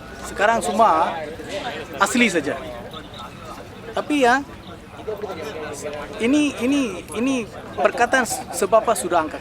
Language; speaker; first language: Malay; non-native, local second language; Tamil